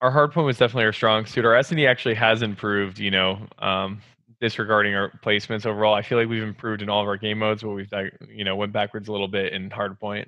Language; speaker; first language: English; native; English